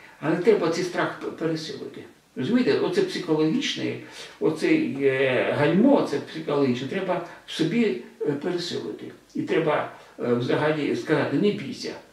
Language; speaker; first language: Ukrainian; non-native, local second language; Russian